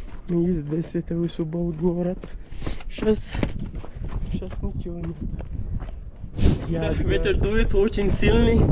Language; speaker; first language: Russian; non-native, learner; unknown